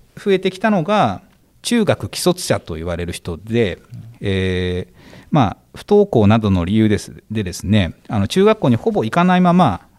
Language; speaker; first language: Japanese; native; Japanese